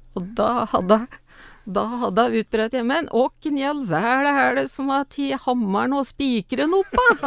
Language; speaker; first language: Norwegian; native; Norwegian